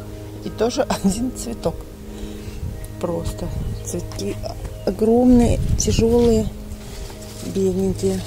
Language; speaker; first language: Russian; native; Russian